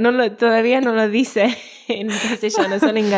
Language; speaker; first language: Spanish; non-native, fluent; Welsh